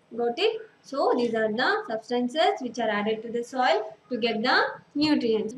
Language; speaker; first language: English; non-native, local second language; Telugu